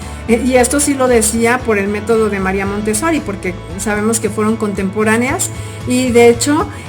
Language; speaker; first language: Spanish; native; Spanish